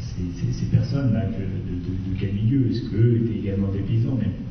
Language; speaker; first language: French; native; French